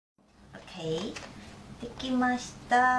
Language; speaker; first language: Japanese; non-native, learner; Chinese